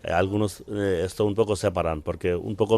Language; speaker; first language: Spanish; non-native, learner; Bangla